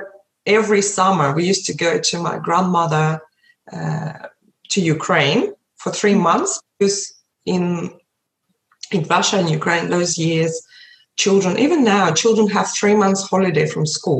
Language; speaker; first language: English; early bilingual, other home language; Russian